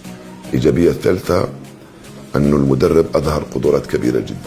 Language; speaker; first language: Arabic; native; Arabic